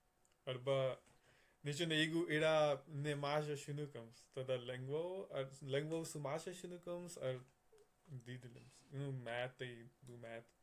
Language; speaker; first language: Lithuanian; non-native, learner; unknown